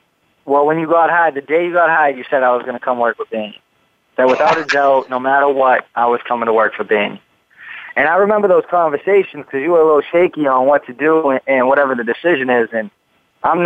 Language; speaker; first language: English; native; English